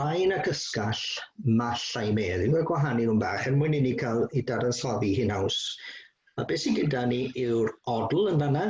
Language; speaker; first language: Welsh; native; Welsh